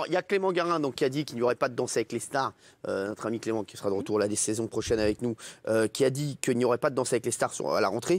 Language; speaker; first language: French; native; French